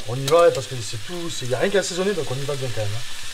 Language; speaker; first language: French; native; French